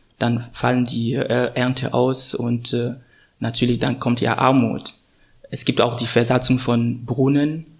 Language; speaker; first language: German; non-native, fluent; Ewe